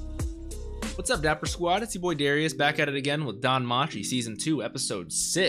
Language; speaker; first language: English; native; English